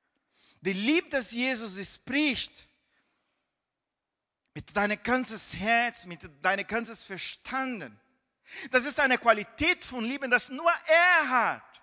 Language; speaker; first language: German; non-native, fluent; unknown